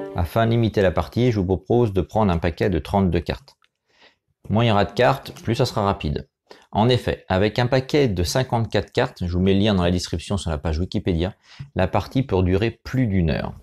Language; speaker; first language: French; native; French